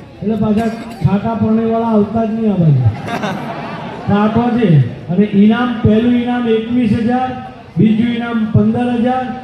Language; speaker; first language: Gujarati; native; Gujarati